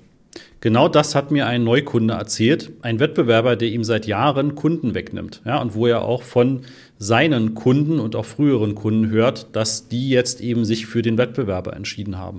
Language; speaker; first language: German; native; German